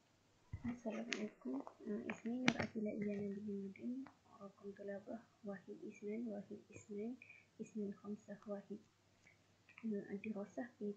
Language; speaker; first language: Arabic; non-native, learner; Malay